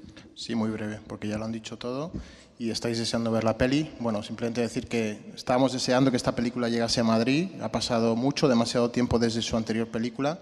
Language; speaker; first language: Spanish; native; Spanish